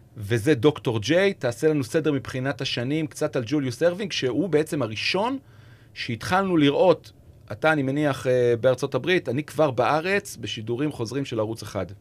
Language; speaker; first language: Hebrew; native; Hebrew